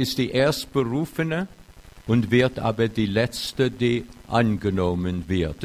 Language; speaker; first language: German; non-native, fluent; English